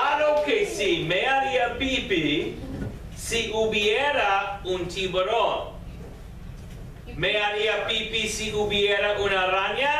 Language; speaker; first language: Spanish; non-native, fluent; English